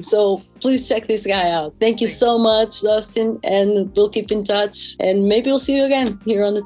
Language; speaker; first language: English; non-native, fluent; Portuguese